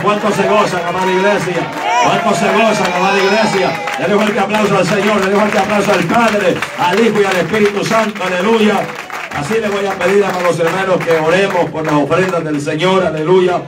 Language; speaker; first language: Spanish; native; Spanish